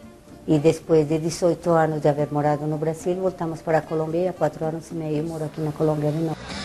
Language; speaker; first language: Portuguese; non-native, fluent; Spanish